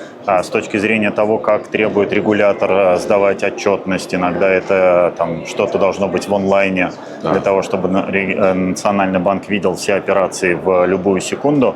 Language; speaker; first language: Russian; native; Russian